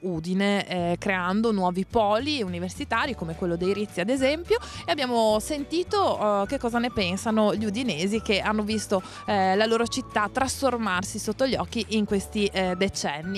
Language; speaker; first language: Italian; native; Italian